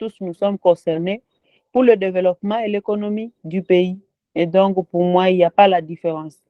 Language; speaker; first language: French; non-native, local second language; Swahili